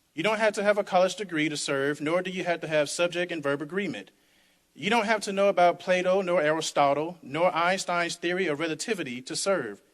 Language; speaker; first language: English; native; English